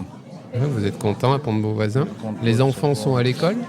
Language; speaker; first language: French; native; French